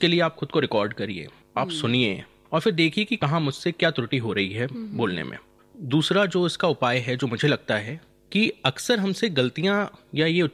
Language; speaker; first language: Hindi; native; Hindi